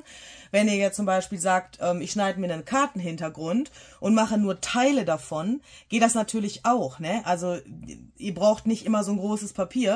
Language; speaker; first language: German; native; German